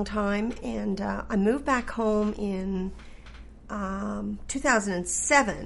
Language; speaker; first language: English; native; English